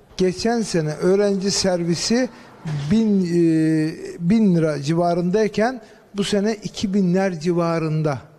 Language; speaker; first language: Turkish; native; Turkish